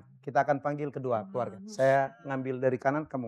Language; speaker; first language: Indonesian; native; Indonesian